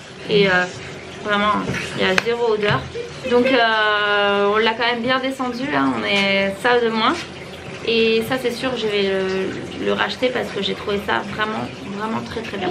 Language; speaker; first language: French; native; French